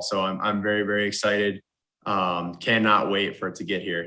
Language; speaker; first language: English; native; English